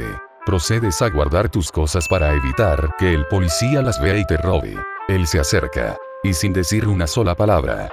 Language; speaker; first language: Spanish; native; Spanish